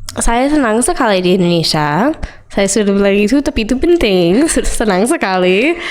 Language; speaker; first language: Indonesian; non-native, learner; English